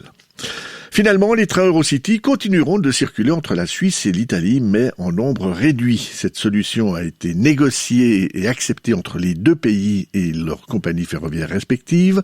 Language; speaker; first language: French; native; French